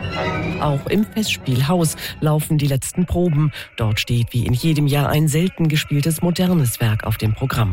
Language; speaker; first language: German; native; German